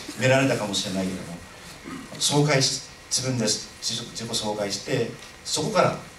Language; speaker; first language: Japanese; non-native, fluent; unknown